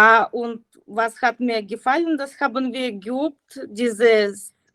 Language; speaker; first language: German; non-native, learner; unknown